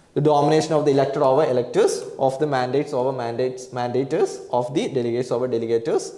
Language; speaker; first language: English; non-native, local second language; Malayalam